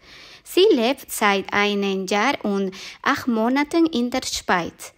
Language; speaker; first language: German; non-native, fluent; Spanish